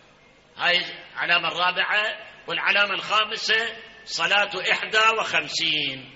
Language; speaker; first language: Arabic; native; Arabic